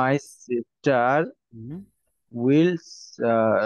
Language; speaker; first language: English; non-native, learner; Bangla